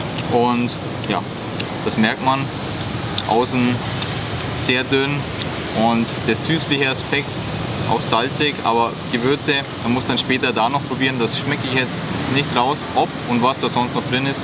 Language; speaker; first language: German; native; German